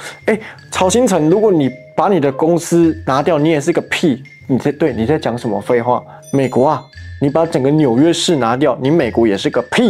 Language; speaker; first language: Chinese; native; Chinese